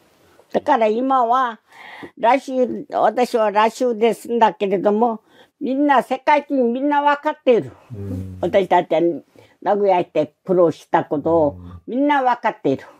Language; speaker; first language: Japanese; non-native, learner; Korean